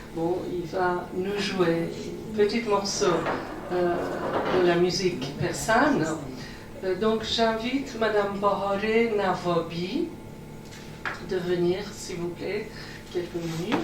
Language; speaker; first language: French; non-native, fluent; Persian